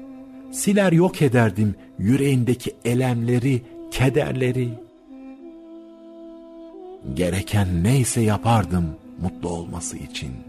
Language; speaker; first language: Turkish; native; Turkish